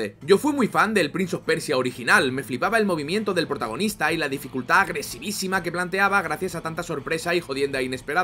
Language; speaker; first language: Spanish; native; Spanish